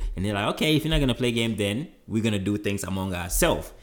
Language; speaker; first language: English; non-native, local second language; Akan